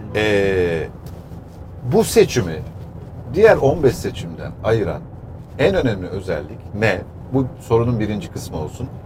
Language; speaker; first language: Turkish; native; Turkish